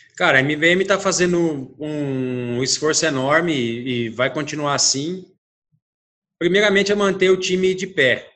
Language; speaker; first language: Portuguese; native; Portuguese